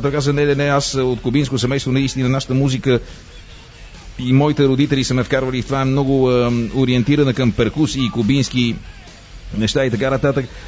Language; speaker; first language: Bulgarian; native; Bulgarian